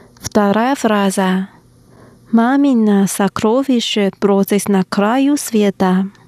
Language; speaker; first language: Russian; non-native, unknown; Chinese